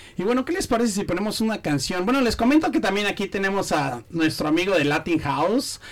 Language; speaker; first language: Spanish; native; Spanish